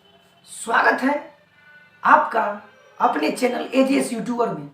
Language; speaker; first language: Hindi; native; Hindi